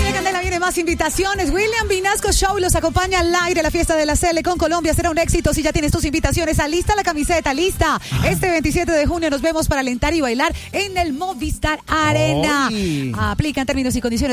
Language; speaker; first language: Spanish; native; Spanish